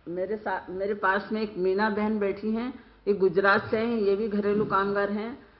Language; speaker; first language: Hindi; native; Hindi